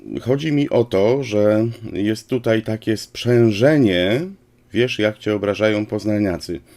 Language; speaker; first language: Polish; native; Polish